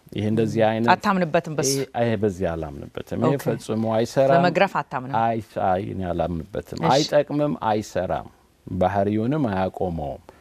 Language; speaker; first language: Amharic; native; Amharic